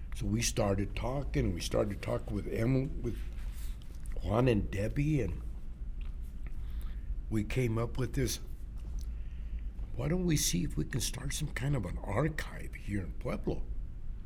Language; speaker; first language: English; native; English